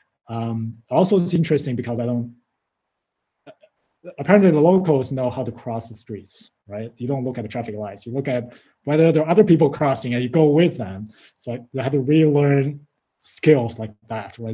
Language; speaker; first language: English; non-native, fluent; Chinese